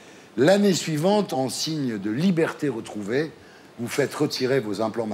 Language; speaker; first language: French; native; French